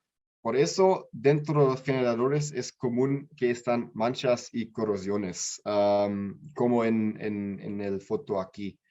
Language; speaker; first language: Spanish; non-native, learner; German